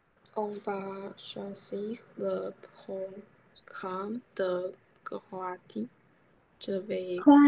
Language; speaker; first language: French; non-native, learner; Chinese